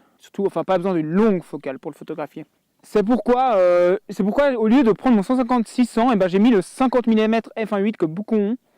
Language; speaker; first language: French; native; French